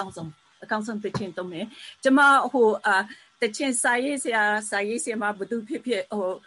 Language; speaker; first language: Burmese; early bilingual, heritage; Burmese